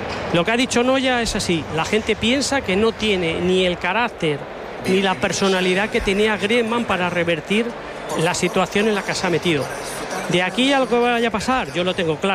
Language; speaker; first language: Spanish; native; Spanish